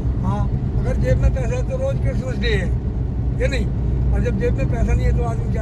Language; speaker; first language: Hindi; native; Hindi